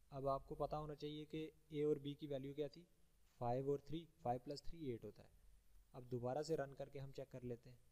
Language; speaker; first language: Hindi; native; Hindi